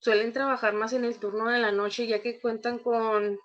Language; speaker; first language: Spanish; native; Spanish